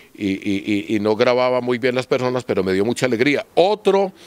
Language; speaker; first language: Spanish; native; Spanish